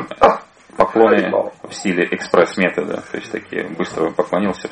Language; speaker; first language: Russian; native; Russian